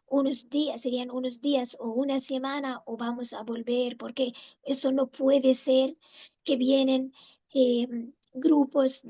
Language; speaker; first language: Spanish; non-native, fluent; Arabic